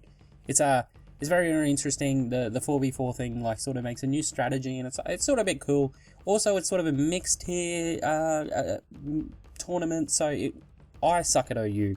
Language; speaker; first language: English; native; English